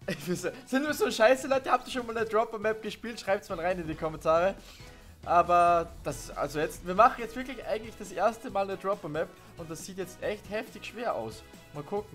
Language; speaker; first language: German; native; German